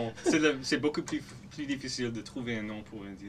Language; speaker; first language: French; non-native, local second language; English